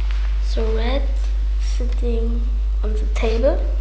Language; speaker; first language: English; non-native, learner; German